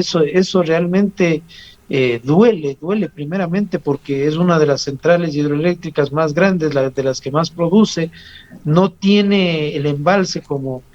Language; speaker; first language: Spanish; native; Spanish